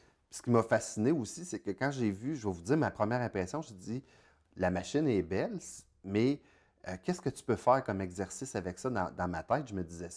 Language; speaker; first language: French; native; French